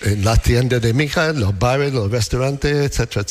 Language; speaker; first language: Spanish; non-native, learner; English